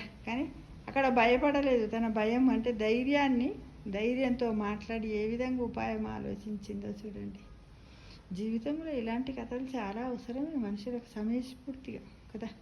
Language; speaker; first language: Telugu; native; Telugu